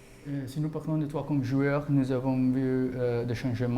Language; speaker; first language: French; non-native, learner; English